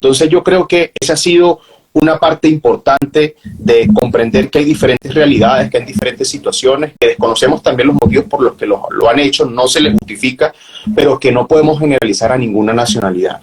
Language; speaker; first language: Spanish; native; Spanish